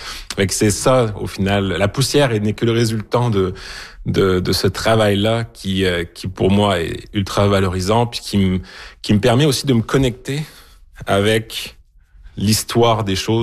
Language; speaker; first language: French; native; French